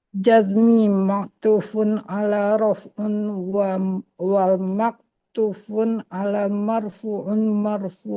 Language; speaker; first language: Arabic; non-native, learner; Indonesian